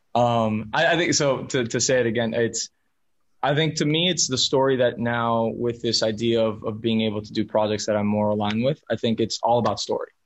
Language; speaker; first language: English; early bilingual, other home language; Spanish